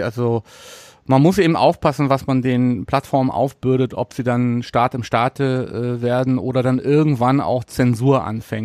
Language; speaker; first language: German; native; German